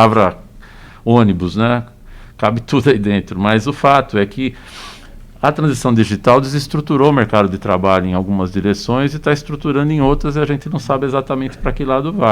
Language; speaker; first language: Portuguese; native; Portuguese